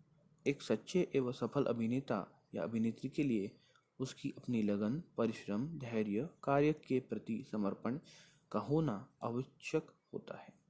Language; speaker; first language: Hindi; non-native, local second language; Marathi